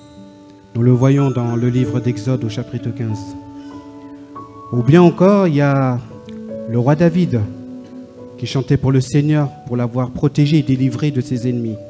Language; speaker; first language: French; native; French